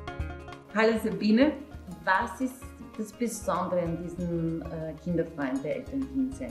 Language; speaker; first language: German; native; German